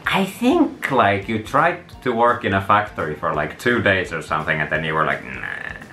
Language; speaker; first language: English; non-native, fluent; Finnish